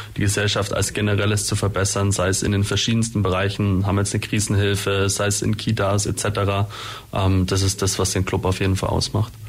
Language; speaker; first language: German; native; German